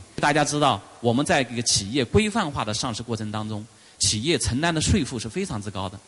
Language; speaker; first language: Chinese; native; Chinese